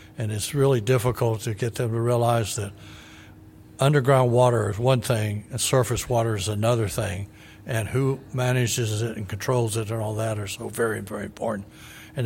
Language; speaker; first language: English; native; English